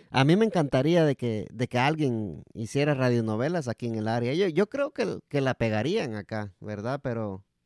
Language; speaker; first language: Spanish; native; Spanish